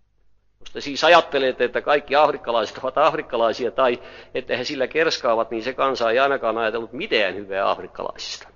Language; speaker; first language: Finnish; native; Finnish